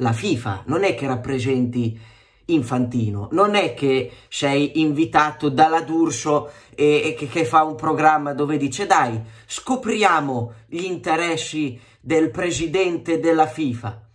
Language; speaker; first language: Italian; native; Italian